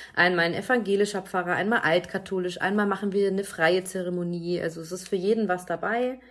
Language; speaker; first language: German; native; German